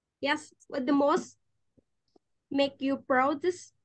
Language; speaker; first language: English; non-native, learner; Indonesian